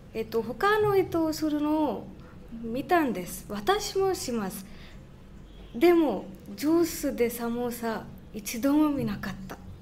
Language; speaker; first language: Japanese; non-native, learner; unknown